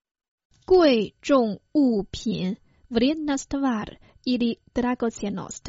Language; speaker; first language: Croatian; non-native, fluent; Chinese